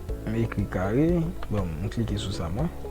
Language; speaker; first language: French; non-native, local second language; Haitian Creole